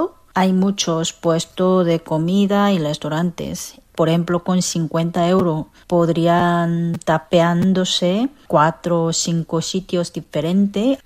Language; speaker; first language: Spanish; non-native, fluent; Korean